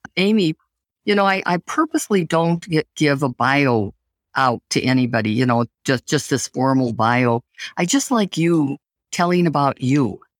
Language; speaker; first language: English; native; English